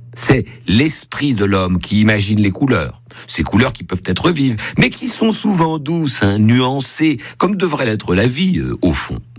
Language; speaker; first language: French; native; French